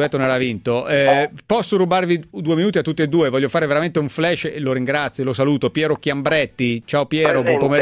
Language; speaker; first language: Italian; native; Italian